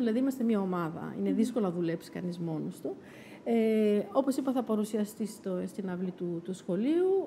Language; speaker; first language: Greek; native; Greek